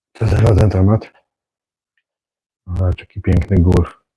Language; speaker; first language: Polish; native; Polish